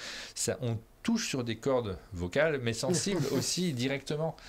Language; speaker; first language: French; native; French